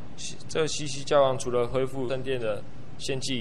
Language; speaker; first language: Chinese; native; Chinese